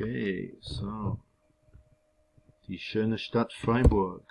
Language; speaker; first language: German; non-native, fluent; English